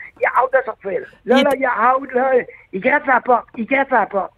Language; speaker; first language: French; native; French